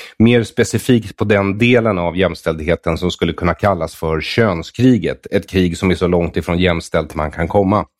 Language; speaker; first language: Swedish; native; Swedish